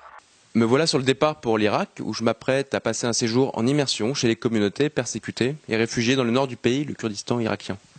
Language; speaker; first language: French; native; French